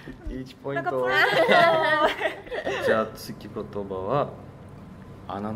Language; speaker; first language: Japanese; non-native, fluent; Russian